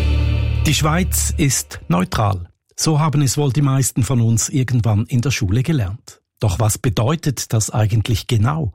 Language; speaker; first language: German; native; German